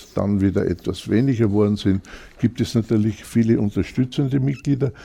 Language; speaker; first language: German; native; German